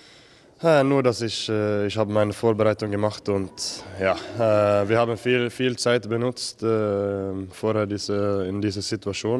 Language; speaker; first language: German; non-native, learner; Norwegian